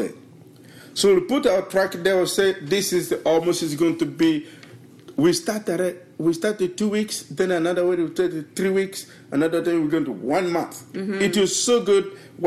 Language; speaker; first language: English; non-native, learner; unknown